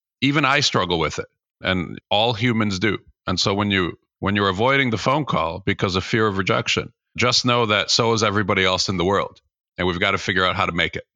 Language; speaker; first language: English; early bilingual, other home language; Russian